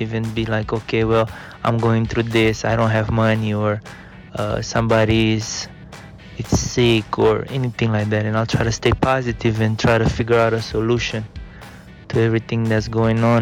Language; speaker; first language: English; non-native, fluent; Romanian